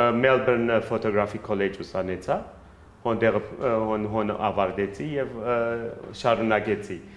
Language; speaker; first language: Armenian; early bilingual, heritage; Armenian